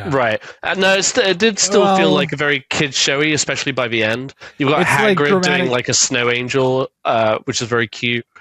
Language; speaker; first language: English; native; English